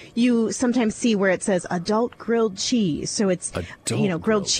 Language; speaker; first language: English; native; English